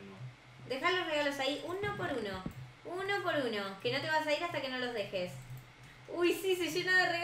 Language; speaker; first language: Spanish; native; Spanish